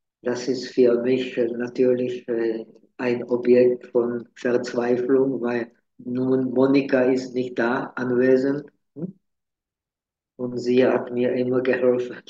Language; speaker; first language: German; non-native, fluent; Czech